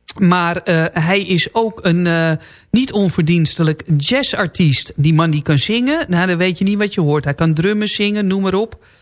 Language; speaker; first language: Dutch; native; Dutch